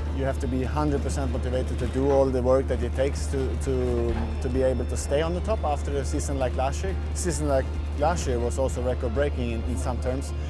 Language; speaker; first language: English; non-native, fluent; Swedish